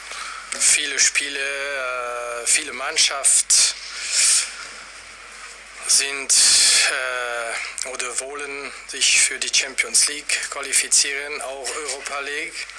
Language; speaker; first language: German; non-native, fluent; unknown